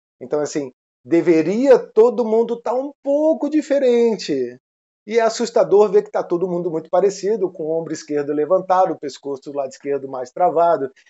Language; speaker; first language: Portuguese; non-native, fluent; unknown